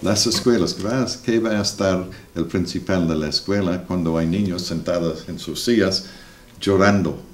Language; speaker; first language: Spanish; non-native, learner; English